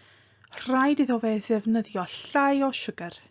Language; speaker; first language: Welsh; non-native, fluent; English